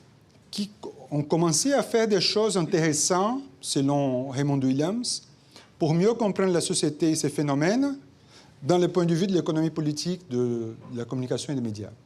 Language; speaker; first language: French; non-native, fluent; Portuguese